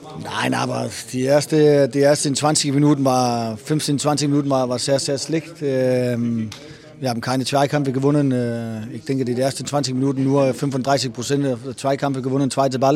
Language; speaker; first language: German; non-native, fluent; Danish